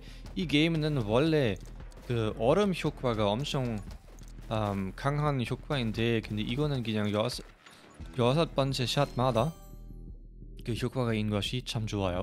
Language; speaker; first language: Korean; non-native, fluent; German